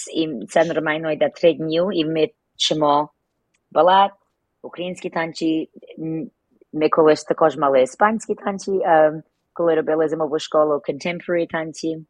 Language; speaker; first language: Ukrainian; early bilingual, heritage; Ukrainian